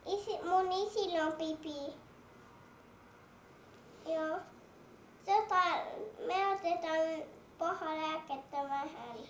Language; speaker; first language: Finnish; early bilingual, heritage; English